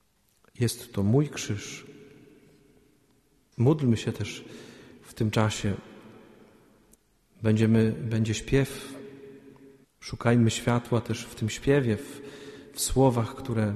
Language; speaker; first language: Polish; native; Polish